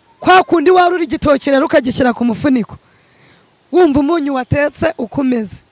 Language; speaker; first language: Kinyarwanda; early bilingual, other home language; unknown